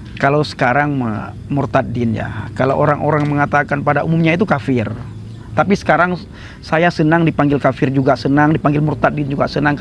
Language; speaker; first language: Indonesian; non-native, local second language; Achinese